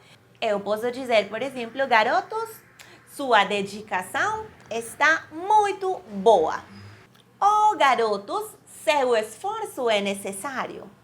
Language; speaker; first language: Portuguese; non-native, fluent; Spanish